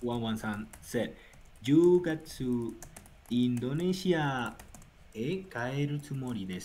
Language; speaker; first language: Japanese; non-native, learner; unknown